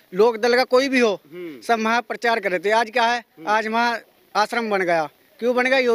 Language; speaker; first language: Hindi; native; Hindi